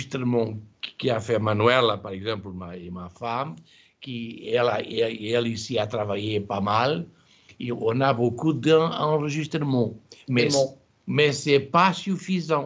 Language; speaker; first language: French; non-native, fluent; Portuguese